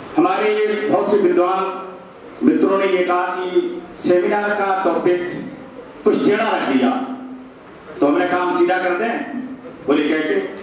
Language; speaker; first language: Hindi; native; Hindi